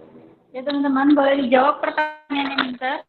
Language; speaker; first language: Indonesian; native; Indonesian